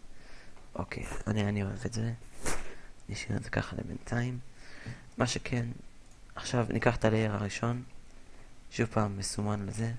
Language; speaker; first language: Hebrew; native; Hebrew